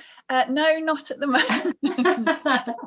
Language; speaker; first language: English; native; English